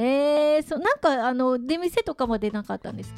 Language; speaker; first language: Japanese; native; Japanese